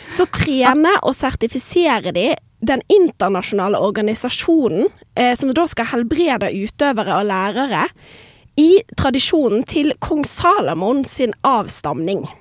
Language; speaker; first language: Norwegian; native; Norwegian